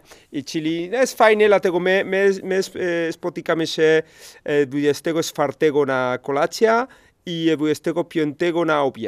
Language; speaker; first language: Polish; non-native, learner; Spanish